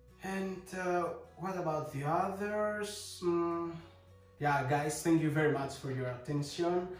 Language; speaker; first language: English; non-native, fluent; Greek